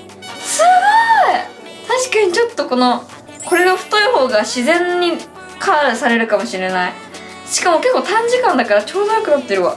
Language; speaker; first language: Japanese; native; Japanese